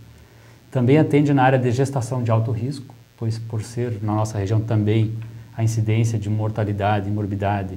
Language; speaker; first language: Portuguese; native; Portuguese